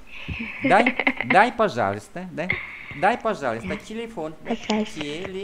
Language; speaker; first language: Russian; non-native, fluent; Vietnamese